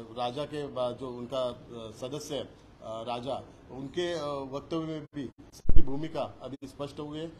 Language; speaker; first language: Hindi; non-native, local second language; Marathi